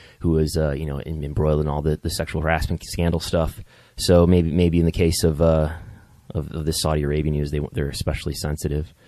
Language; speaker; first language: English; native; English